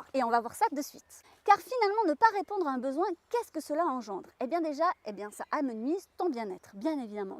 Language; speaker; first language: French; native; French